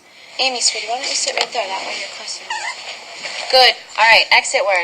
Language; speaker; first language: English; native; English